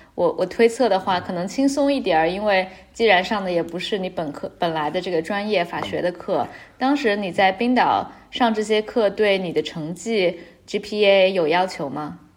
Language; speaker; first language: Chinese; native; Chinese